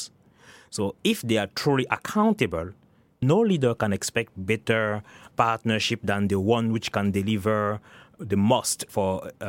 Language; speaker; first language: English; non-native, local second language; French